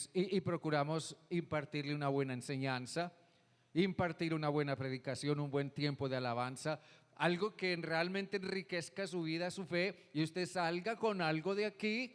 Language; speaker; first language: Spanish; native; Spanish